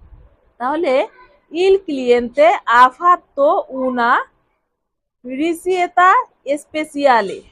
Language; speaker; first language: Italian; non-native, fluent; Bangla